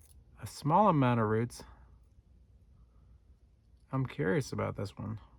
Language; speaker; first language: English; native; English